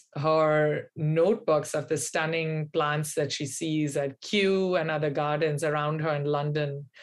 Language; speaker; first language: English; non-native, local second language; Hindi